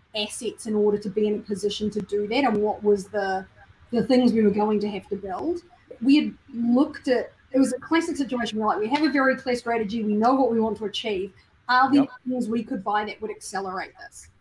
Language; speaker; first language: English; native; English